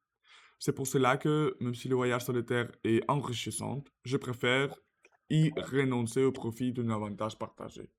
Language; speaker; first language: French; non-native, learner; Russian